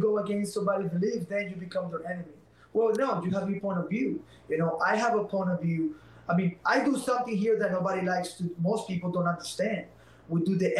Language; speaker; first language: English; non-native, fluent; Spanish